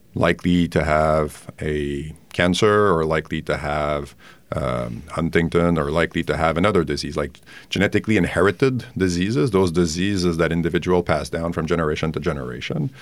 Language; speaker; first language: English; non-native, fluent; French